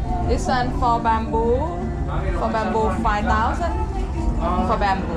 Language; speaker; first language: English; non-native, learner; Thai